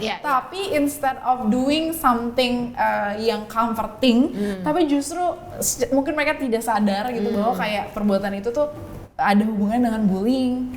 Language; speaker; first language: Indonesian; native; Indonesian